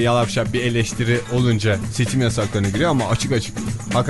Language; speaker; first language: Turkish; native; Turkish